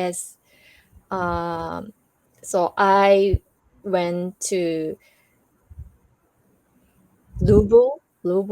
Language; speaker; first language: English; non-native, learner; Japanese